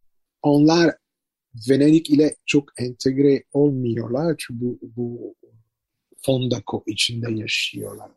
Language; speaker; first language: Turkish; non-native, fluent; Italian